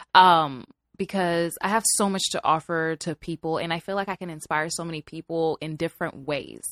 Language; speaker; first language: English; early bilingual, other home language; Swahili